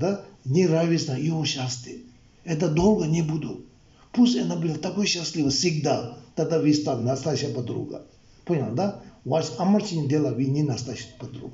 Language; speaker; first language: Russian; non-native, learner; Tibetan